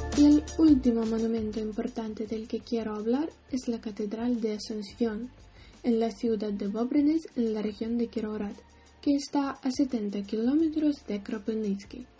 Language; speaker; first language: Spanish; non-native, fluent; Ukrainian